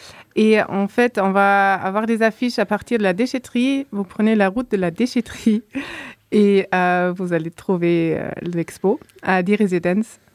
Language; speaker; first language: French; non-native, fluent; German